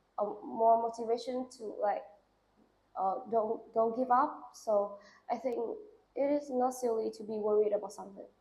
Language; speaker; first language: English; non-native, learner; Vietnamese